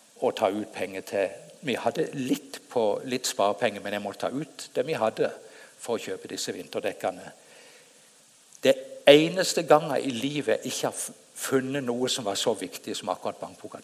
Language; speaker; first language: Norwegian; native; Norwegian